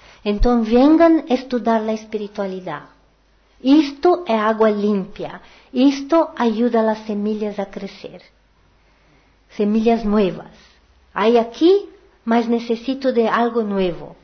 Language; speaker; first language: Portuguese; non-native, learner; Spanish